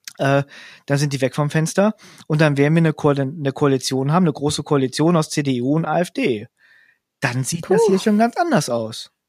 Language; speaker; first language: German; native; German